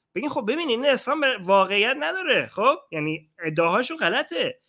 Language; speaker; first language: Persian; native; Persian